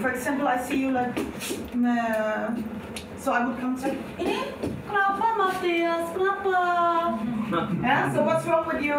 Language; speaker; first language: English; non-native, fluent; German